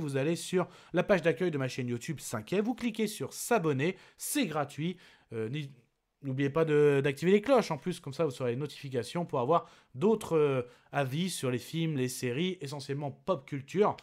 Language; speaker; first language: French; native; French